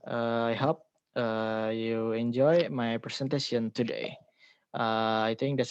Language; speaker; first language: English; non-native, learner; Indonesian